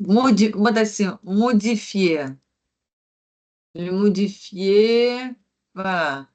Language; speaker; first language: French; non-native, fluent; Portuguese